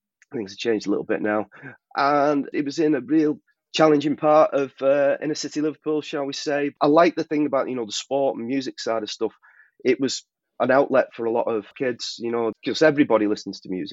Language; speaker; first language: English; native; English